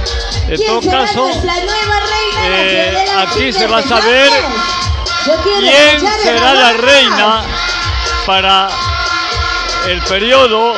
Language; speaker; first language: Spanish; native; Spanish